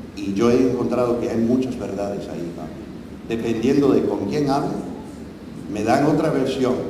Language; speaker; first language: Spanish; non-native, fluent; English